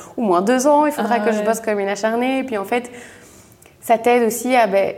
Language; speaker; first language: French; native; French